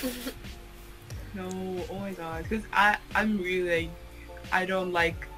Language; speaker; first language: English; non-native, fluent; Uzbek